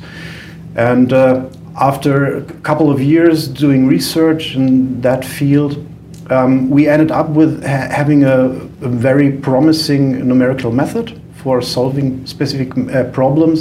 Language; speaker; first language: English; non-native, fluent; German